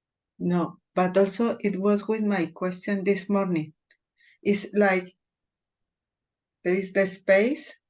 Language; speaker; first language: English; non-native, fluent; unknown